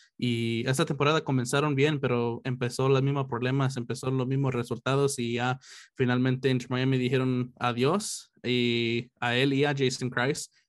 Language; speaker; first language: Spanish; early bilingual, heritage; Spanish